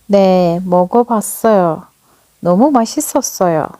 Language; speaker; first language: Korean; non-native, fluent; Turkish